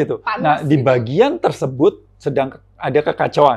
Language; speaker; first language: Indonesian; native; Indonesian